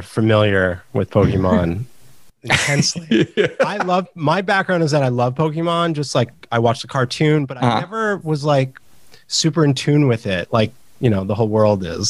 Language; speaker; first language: English; native; English